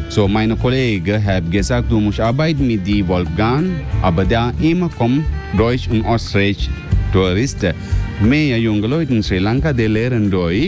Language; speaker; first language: German; non-native, learner; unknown